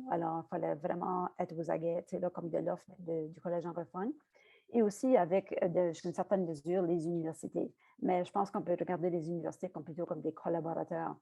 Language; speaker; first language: French; native; French